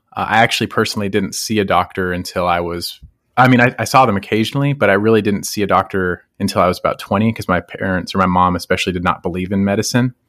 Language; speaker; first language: English; native; English